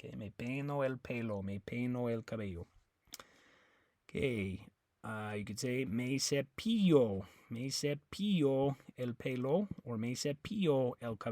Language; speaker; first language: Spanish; non-native, fluent; English